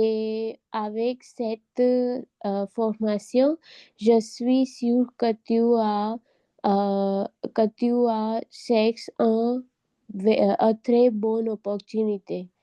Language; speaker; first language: French; non-native, learner; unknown